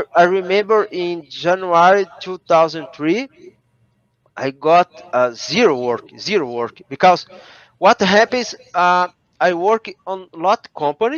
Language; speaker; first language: English; non-native, learner; Portuguese